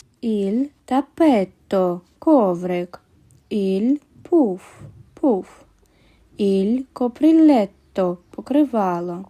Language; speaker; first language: Italian; non-native, learner; Ukrainian